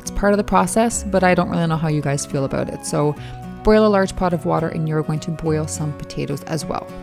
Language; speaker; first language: English; native; English